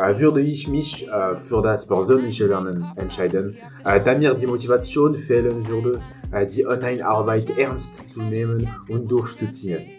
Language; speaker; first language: German; non-native, learner; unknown